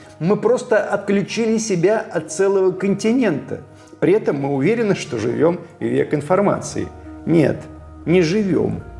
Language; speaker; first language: Russian; native; Russian